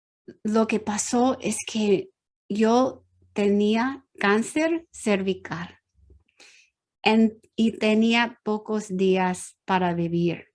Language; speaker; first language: Spanish; non-native, learner; English